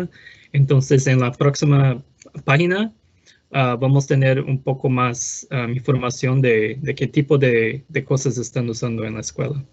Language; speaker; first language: Spanish; non-native, fluent; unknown